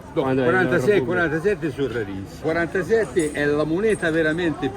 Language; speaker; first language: Italian; native; Italian